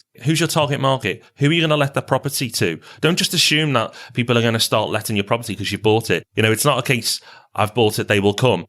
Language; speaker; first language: English; native; English